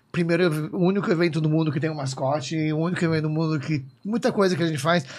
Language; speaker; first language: Portuguese; non-native, fluent; English